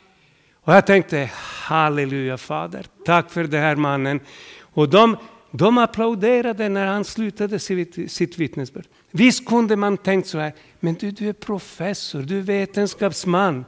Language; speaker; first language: Swedish; non-native, fluent; Serbian